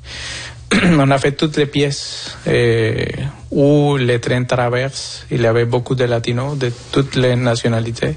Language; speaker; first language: French; non-native, fluent; Spanish